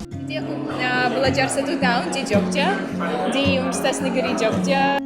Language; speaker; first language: Indonesian; non-native, fluent; Russian